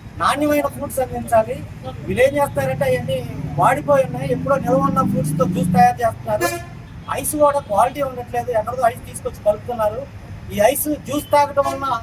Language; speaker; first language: Telugu; native; Telugu